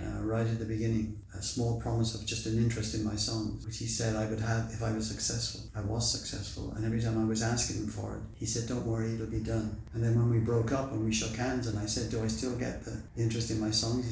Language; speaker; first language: English; native; English